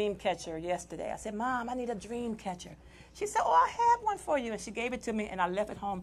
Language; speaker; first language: English; native; English